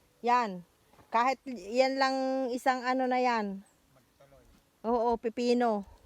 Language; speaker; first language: Filipino; native; Filipino